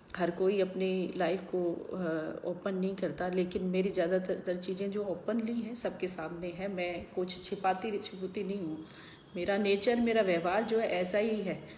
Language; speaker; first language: Hindi; native; Hindi